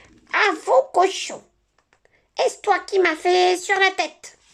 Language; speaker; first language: French; native; French